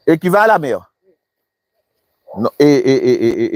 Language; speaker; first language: French; native; French